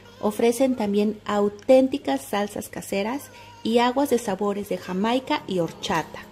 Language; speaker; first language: Spanish; native; Spanish